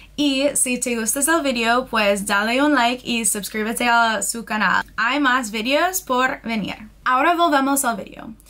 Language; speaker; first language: Spanish; non-native, fluent; English